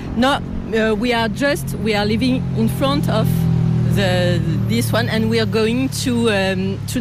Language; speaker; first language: English; non-native, learner; French